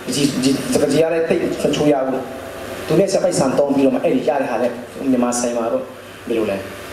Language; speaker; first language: Burmese; non-native, local second language; Hakha Chin